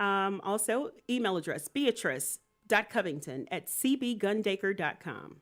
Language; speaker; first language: English; native; English